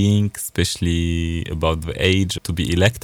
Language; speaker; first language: English; non-native, fluent; Arabic